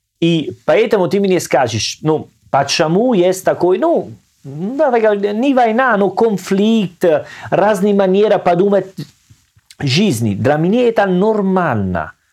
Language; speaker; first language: Russian; non-native, learner; Italian